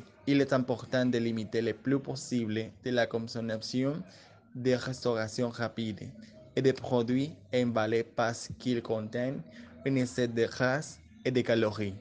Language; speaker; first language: French; non-native, learner; Spanish